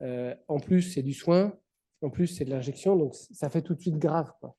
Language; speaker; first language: French; native; French